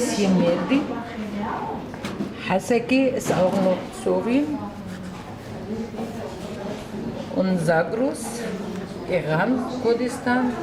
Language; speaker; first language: German; non-native, learner; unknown